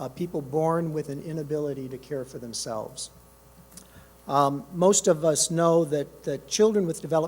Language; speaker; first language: English; native; English